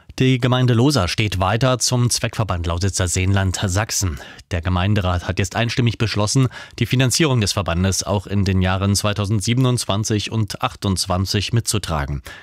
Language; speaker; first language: German; native; German